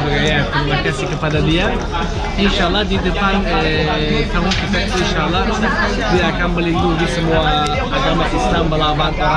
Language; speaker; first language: Indonesian; non-native, learner; Turkish